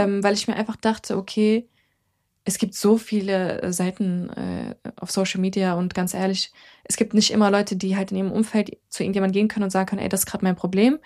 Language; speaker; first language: German; early bilingual, other home language; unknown